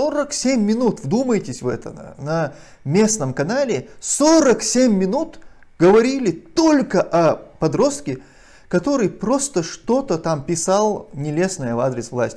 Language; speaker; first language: Russian; non-native, local second language; Chechen